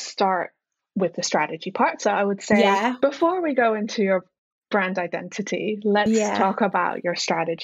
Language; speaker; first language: English; non-native, local second language; Cantonese